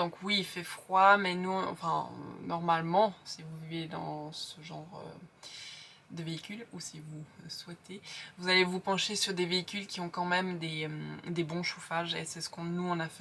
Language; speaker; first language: French; native; French